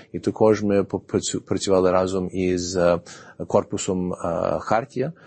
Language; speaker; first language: Ukrainian; early bilingual, heritage; Ukrainian